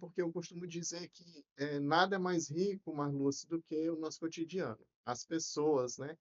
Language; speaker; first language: Portuguese; native; Portuguese